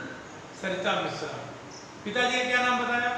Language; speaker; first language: Hindi; native; Hindi